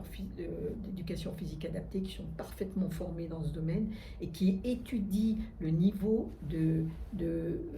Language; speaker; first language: French; native; French